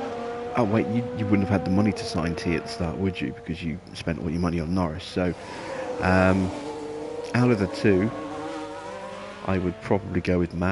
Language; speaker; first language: English; native; English